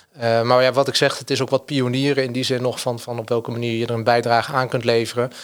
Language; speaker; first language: Dutch; native; Dutch